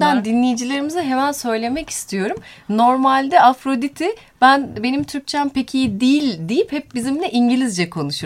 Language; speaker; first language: Turkish; native; Turkish